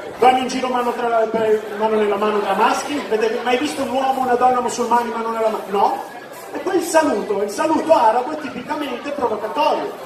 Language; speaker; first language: Italian; native; Italian